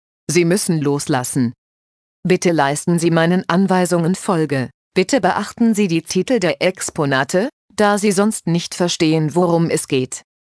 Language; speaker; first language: German; native; German